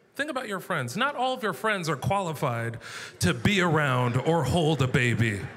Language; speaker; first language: English; native; English